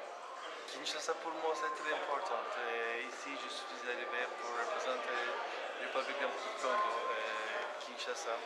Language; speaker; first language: French; non-native, learner; Turkish